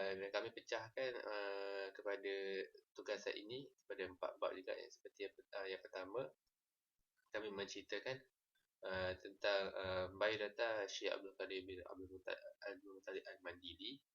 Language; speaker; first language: Malay; native; Malay